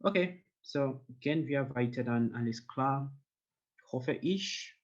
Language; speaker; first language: German; non-native, learner; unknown